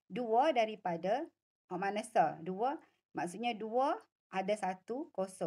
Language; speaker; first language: Malay; native; Malay